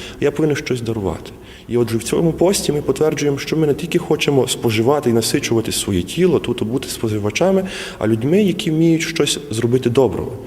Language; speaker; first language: Ukrainian; native; Ukrainian